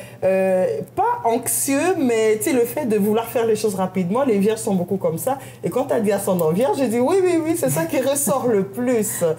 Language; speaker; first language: French; native; French